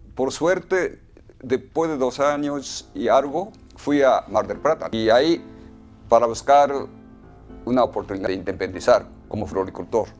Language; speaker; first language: Spanish; non-native, fluent; Japanese